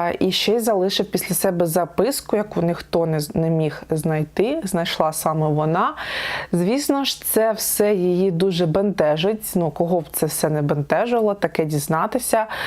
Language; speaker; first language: Ukrainian; native; Ukrainian